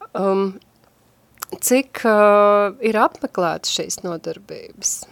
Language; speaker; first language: Latvian; native; Latvian